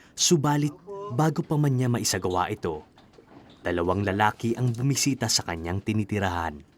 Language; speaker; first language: Filipino; native; Filipino